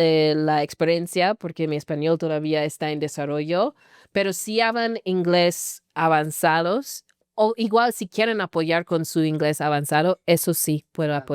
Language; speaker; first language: Spanish; non-native, fluent; English